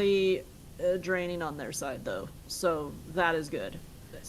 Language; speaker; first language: English; native; English